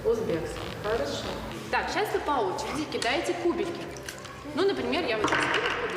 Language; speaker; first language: Russian; native; Russian